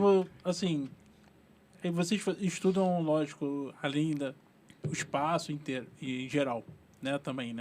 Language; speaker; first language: Portuguese; native; Portuguese